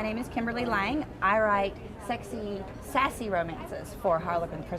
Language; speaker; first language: English; native; English